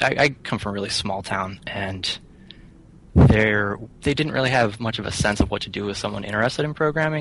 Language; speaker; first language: English; native; English